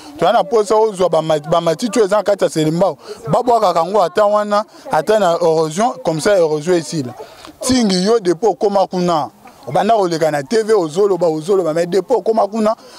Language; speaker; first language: Lingala; native; Lingala